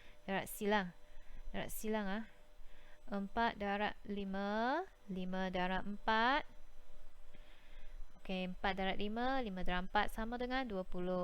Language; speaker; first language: Malay; native; Malay